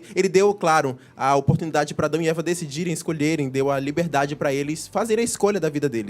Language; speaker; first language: Portuguese; native; Portuguese